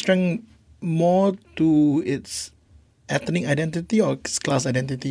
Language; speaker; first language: English; non-native, local second language; Malay